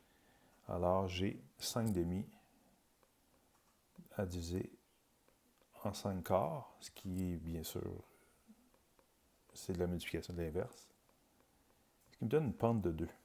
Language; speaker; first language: French; native; French